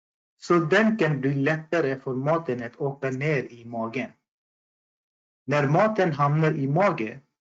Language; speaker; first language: Swedish; non-native, fluent; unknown